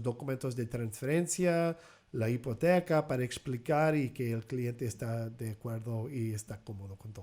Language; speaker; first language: Spanish; early bilingual, heritage; Spanish